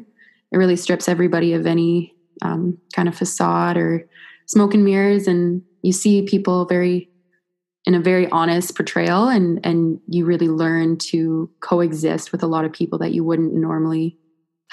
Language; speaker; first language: English; native; English